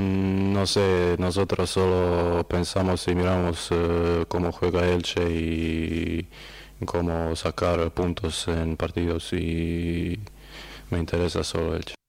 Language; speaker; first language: Spanish; non-native, learner; Croatian